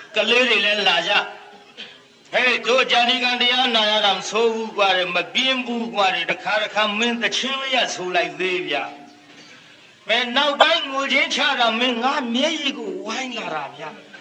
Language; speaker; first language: Burmese; native; Burmese